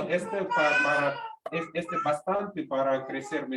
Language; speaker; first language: Spanish; non-native, learner; Russian